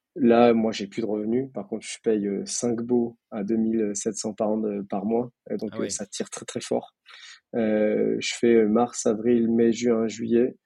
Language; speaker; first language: French; native; French